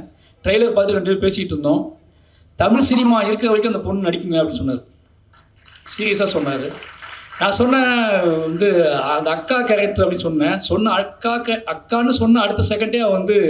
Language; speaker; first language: Tamil; native; Tamil